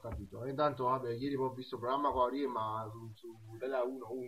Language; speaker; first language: Italian; native; Italian